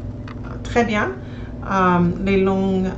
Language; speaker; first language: French; non-native, learner; English